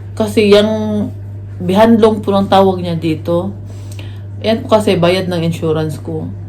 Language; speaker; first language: Filipino; non-native, local second language; Cebuano